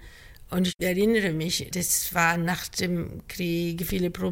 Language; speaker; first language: German; non-native, fluent; Greek